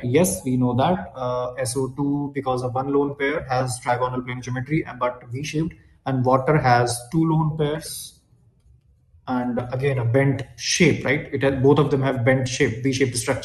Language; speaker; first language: English; non-native, local second language; Hindi